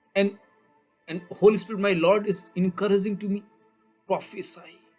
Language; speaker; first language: English; non-native, local second language; Hindi